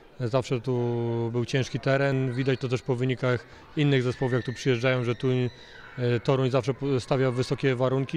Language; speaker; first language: Polish; native; Polish